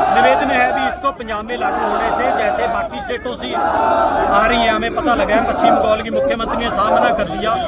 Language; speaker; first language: Hindi; non-native, local second language; Punjabi